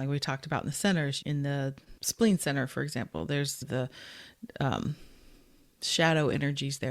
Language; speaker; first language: English; native; English